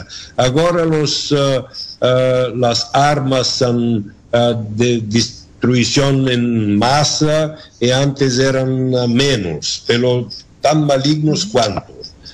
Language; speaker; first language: Spanish; non-native, learner; Bulgarian